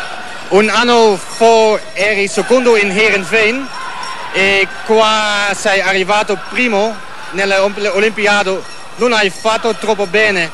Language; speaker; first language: Italian; non-native, learner; Dutch